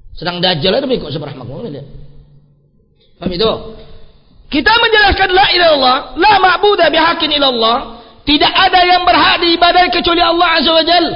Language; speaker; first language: Indonesian; non-native, local second language; Minangkabau